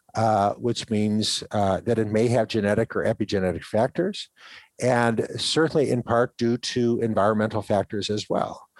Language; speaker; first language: English; native; English